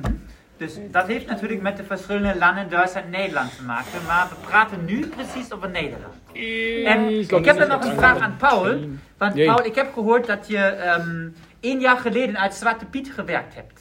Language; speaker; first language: Dutch; non-native, learner; German